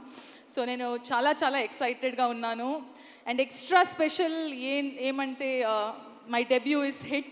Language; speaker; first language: Telugu; non-native, learner; Kannada